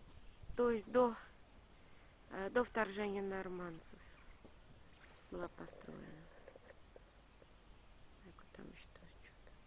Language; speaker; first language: Russian; native; Russian